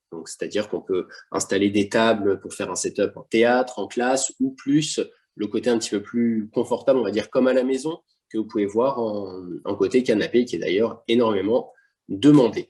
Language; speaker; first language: French; native; French